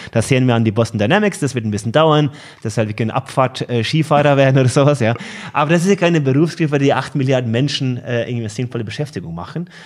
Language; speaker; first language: German; non-native, fluent; Norwegian